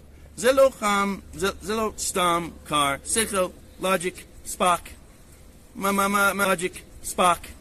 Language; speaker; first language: Hebrew; non-native, learner; English